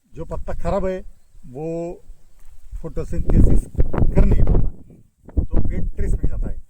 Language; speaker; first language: Hindi; non-native, local second language; Marathi